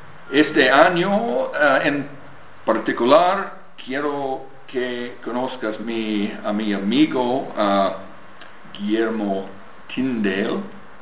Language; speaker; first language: Spanish; non-native, learner; English